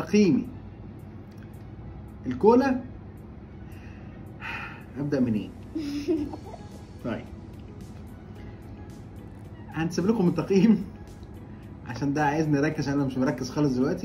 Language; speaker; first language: Arabic; native; Arabic